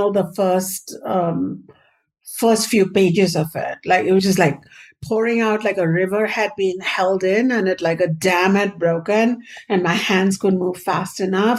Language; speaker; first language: English; non-native, local second language; Hindi